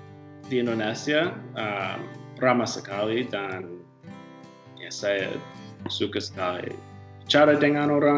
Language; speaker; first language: Indonesian; non-native, learner; English